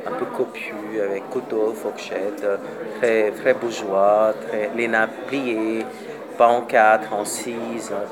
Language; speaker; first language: French; non-native, learner; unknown